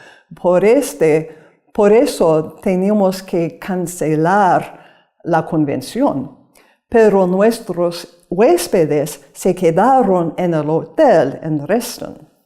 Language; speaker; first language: Spanish; non-native, learner; English